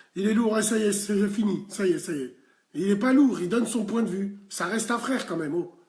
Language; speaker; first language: French; early bilingual, other home language; Arabic